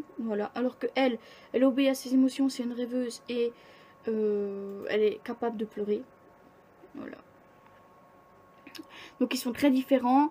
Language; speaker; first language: French; native; French